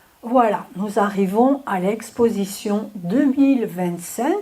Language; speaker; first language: French; native; French